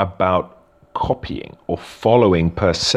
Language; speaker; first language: English; native; English